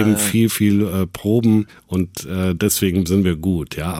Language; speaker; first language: German; non-native, learner; English